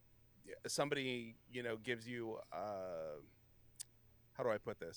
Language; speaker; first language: English; native; English